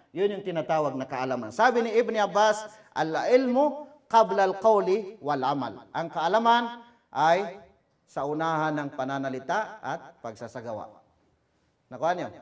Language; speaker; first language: Filipino; non-native, local second language; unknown